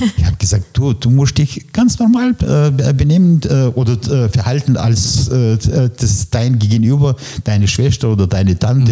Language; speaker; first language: German; non-native, fluent; Russian